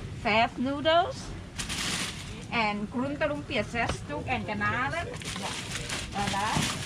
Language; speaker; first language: Dutch; non-native, learner; Thai